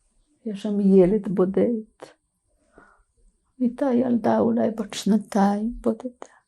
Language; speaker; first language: Hebrew; non-native, fluent; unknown